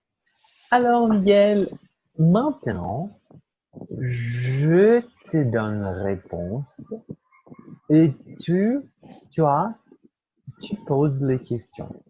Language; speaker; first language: French; non-native, fluent; Portuguese